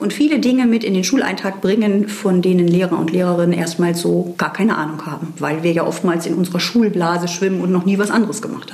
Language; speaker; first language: German; native; German